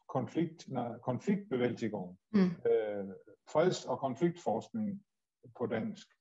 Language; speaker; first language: German; non-native, learner; Danish